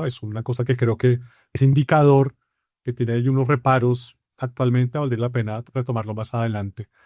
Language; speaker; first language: Spanish; native; Spanish